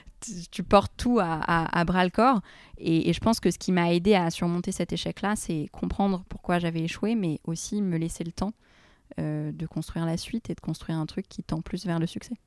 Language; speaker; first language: French; early bilingual, other home language; Arabic